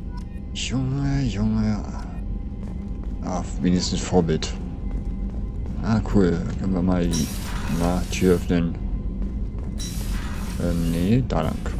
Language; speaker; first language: German; native; German